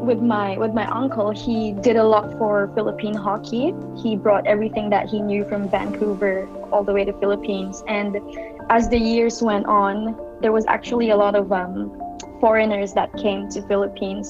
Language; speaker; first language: English; non-native, local second language; Filipino